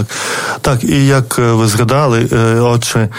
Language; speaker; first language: Ukrainian; non-native, fluent; Lithuanian